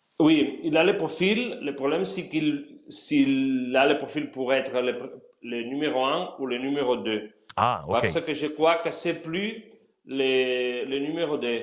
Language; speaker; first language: French; non-native, learner; Spanish